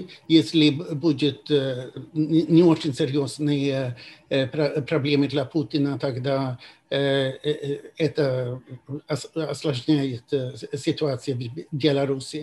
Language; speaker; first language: Russian; non-native, fluent; Swedish